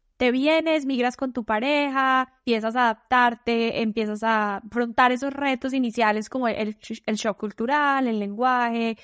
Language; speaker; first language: Spanish; native; Spanish